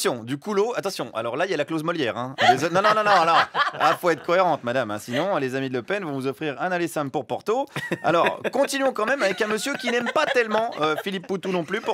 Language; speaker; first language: French; native; French